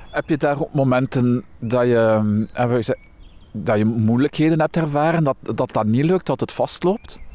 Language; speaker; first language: Dutch; native; Dutch